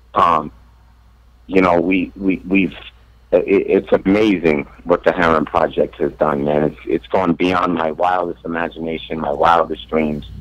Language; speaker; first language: English; native; English